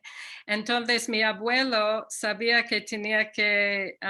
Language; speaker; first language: Spanish; non-native, fluent; English